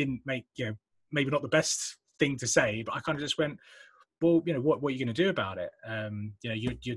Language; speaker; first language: English; native; English